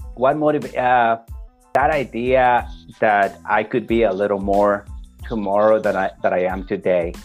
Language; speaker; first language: English; non-native, fluent; Spanish